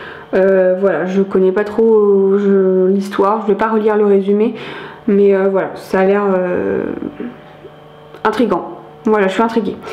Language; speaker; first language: French; native; French